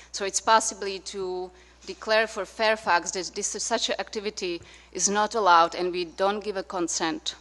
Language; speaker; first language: English; non-native, fluent; Czech